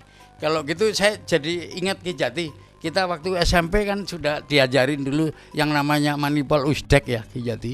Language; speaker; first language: Indonesian; native; Indonesian